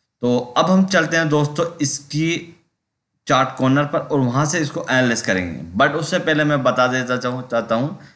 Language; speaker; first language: Hindi; native; Hindi